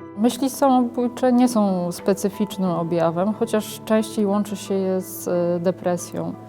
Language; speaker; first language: Polish; native; Polish